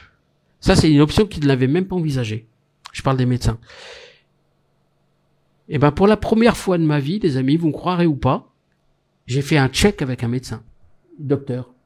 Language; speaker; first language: French; native; French